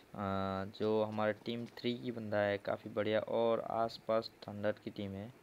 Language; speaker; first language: Hindi; non-native, local second language; Assamese